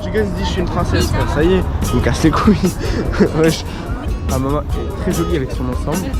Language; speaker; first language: French; native; French